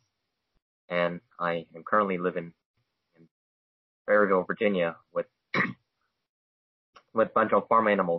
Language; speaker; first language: English; non-native, fluent; Chinese